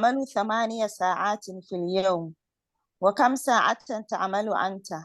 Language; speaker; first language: Arabic; non-native, learner; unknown